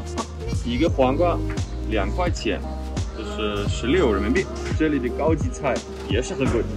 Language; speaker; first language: Chinese; non-native, fluent; German